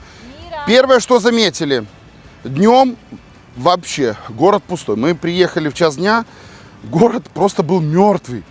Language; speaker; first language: Russian; native; Russian